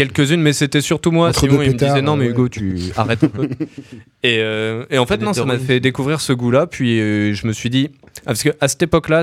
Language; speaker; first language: French; native; French